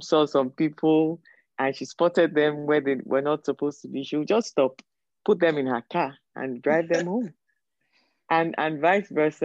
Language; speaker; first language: English; non-native, local second language; Yoruba